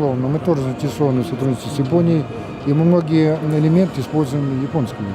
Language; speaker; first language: Russian; native; Russian